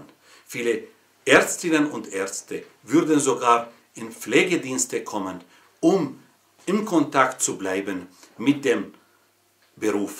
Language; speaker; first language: German; non-native, fluent; Arabic